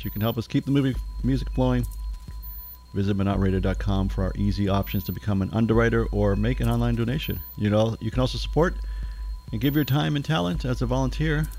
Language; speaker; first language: English; native; English